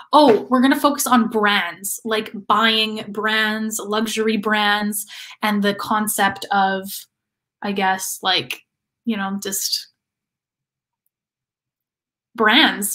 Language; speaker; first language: English; native; English